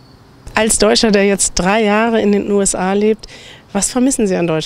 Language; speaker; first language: German; native; German